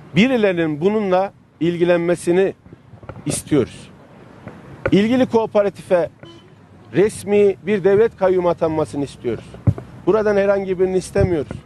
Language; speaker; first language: Turkish; native; Turkish